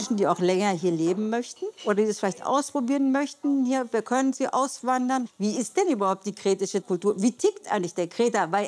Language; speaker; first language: German; native; German